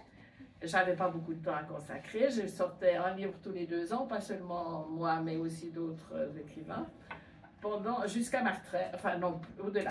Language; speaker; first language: French; native; French